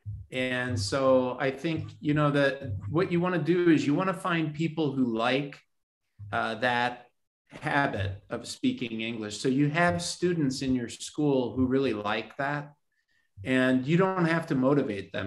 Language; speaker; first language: English; native; English